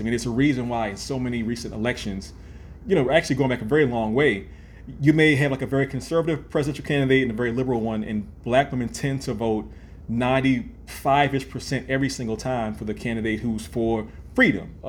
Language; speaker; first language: English; native; English